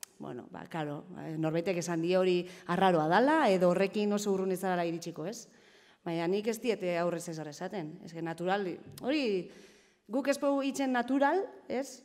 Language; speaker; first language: Basque; native; Basque